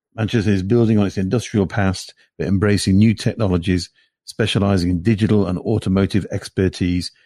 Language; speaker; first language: English; native; English